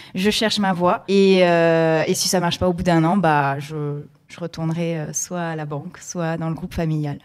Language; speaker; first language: French; native; French